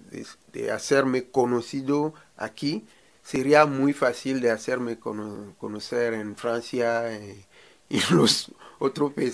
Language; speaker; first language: Spanish; non-native, learner; Ewe